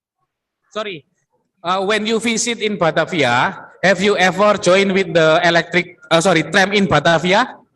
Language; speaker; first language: English; non-native, learner; Indonesian